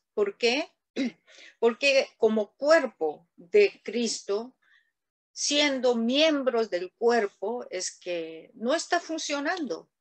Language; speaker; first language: Spanish; non-native, learner; Korean